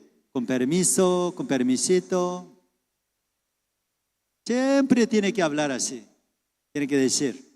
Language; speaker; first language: Spanish; non-native, fluent; Korean